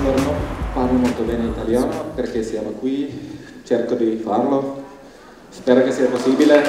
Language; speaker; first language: Italian; non-native, fluent; Finnish